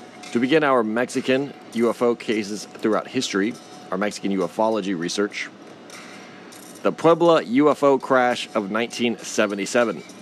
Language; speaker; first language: English; native; English